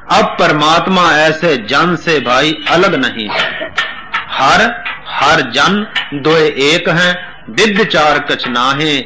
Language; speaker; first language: Hindi; non-native, local second language; Punjabi